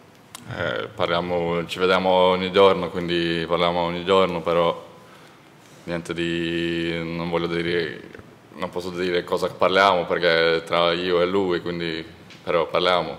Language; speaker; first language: Italian; non-native, learner; Norwegian